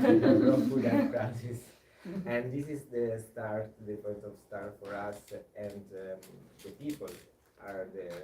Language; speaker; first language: English; non-native, learner; Italian